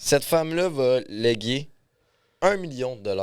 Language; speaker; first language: French; native; French